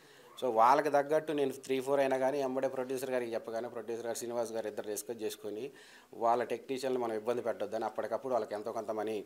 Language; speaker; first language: Telugu; native; Telugu